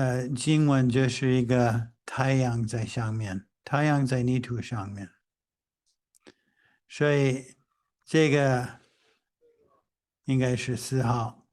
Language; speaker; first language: Chinese; non-native, fluent; English